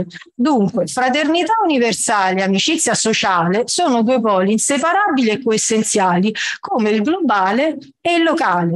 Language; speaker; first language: Italian; native; Italian